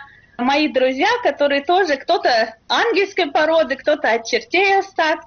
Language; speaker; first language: Russian; native; Russian